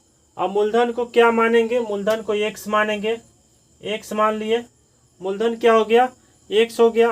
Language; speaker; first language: Hindi; native; Hindi